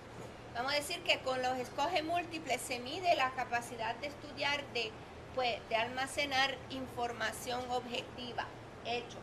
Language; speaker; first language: Spanish; non-native, fluent; Italian